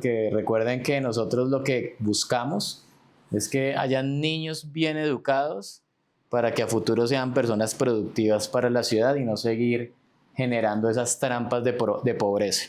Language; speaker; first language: Spanish; native; Spanish